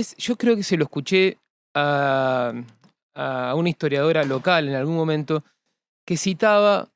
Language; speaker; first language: Spanish; native; Spanish